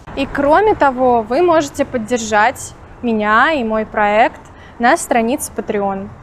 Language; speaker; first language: Russian; native; Russian